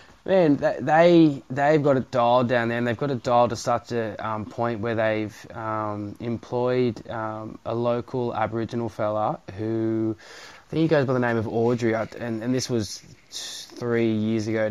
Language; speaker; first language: English; native; English